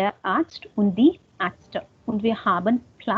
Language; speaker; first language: German; non-native, learner; Hindi